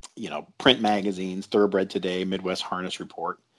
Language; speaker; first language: English; native; English